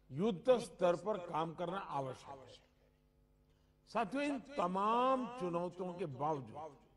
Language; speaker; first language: Hindi; non-native, local second language; Gujarati